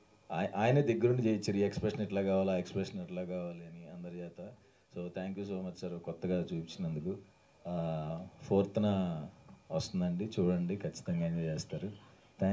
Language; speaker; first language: Telugu; native; Telugu